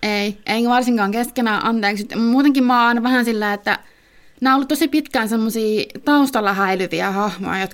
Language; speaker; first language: Finnish; native; Finnish